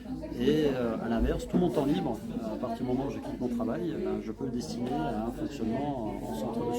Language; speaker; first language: French; native; French